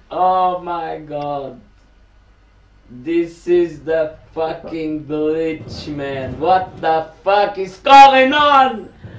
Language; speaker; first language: English; non-native, fluent; Portuguese